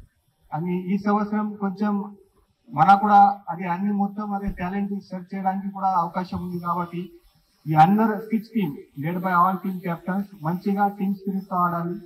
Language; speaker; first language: Telugu; non-native, fluent; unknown